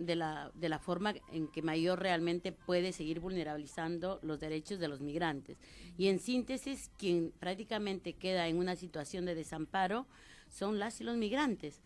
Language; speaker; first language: Spanish; native; Spanish